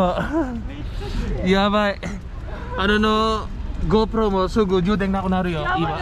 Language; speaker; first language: Japanese; non-native, learner; Filipino